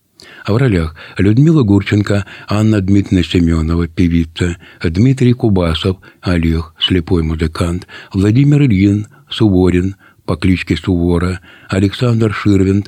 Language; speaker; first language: Russian; native; Russian